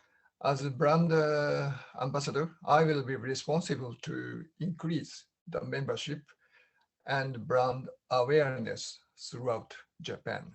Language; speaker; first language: English; non-native, learner; Japanese